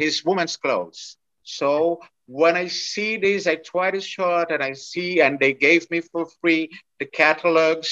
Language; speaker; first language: English; non-native, fluent; Portuguese